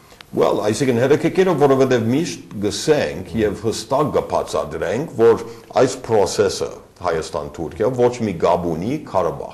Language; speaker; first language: English; early bilingual, other home language; Armenian